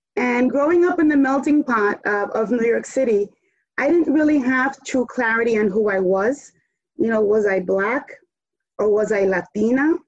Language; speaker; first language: English; early bilingual, other home language; Spanish